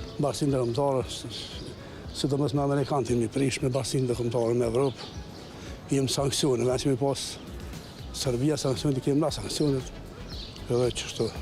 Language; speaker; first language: Albanian; native; Albanian